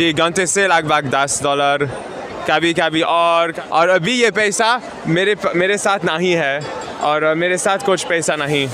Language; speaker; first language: Hindi; non-native, learner; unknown